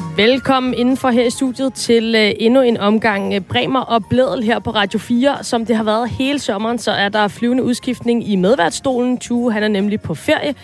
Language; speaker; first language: Danish; native; Danish